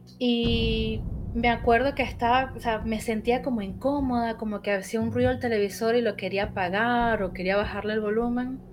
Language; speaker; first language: Spanish; native; Spanish